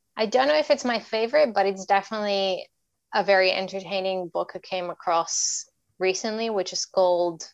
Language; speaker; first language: English; non-native, fluent; Bulgarian